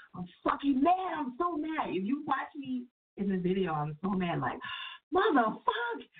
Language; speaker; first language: English; native; English